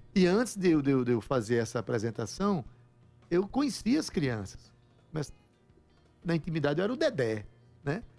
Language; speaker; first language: Portuguese; native; Portuguese